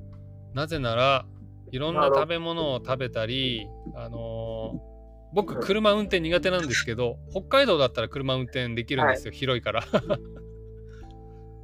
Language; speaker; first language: Japanese; native; Japanese